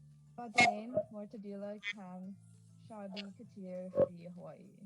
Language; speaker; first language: Arabic; non-native, learner; English